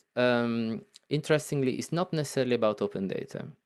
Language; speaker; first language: English; non-native, fluent; Italian